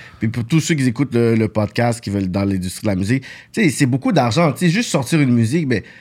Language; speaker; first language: French; native; French